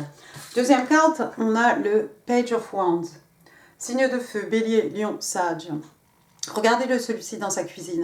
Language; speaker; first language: French; native; French